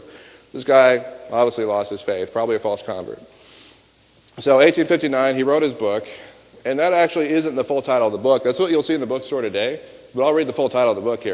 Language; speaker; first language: English; native; English